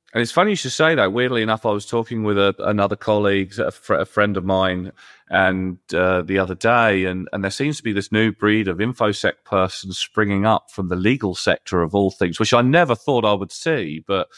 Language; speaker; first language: English; native; English